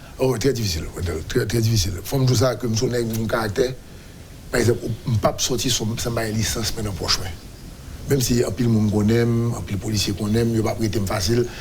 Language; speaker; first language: French; non-native, local second language; Haitian Creole